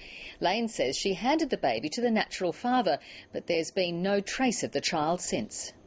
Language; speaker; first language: English; native; English